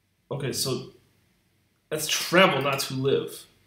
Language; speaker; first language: English; native; English